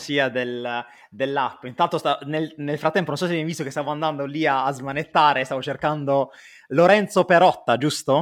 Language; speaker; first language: Italian; native; Italian